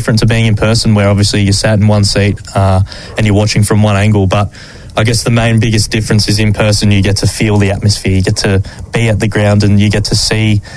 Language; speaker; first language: English; native; English